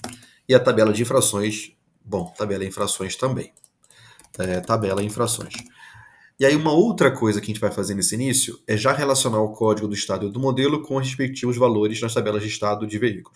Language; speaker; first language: Portuguese; native; Portuguese